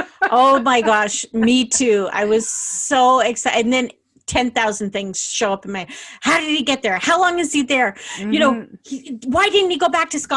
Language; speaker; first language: English; native; English